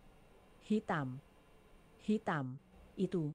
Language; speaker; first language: Indonesian; non-native, learner; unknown